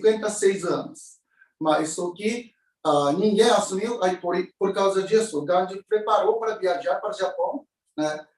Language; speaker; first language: Portuguese; non-native, learner; Japanese